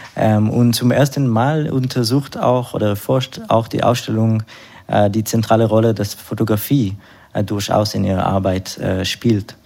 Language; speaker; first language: German; non-native, fluent; Hebrew